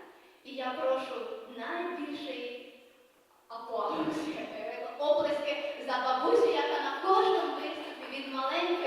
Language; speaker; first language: Ukrainian; early bilingual, heritage; Ukrainian